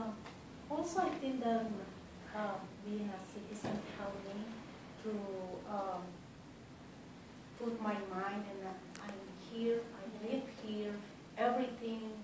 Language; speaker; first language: English; non-native, fluent; Spanish